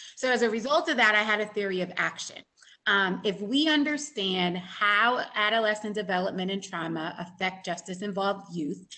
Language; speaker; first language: English; native; English